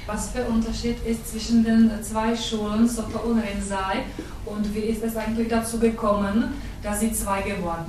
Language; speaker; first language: German; non-native, fluent; Czech